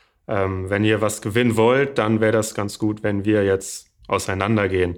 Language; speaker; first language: German; native; German